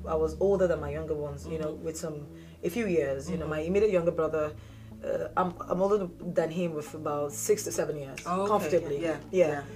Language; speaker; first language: English; non-native, local second language; Yoruba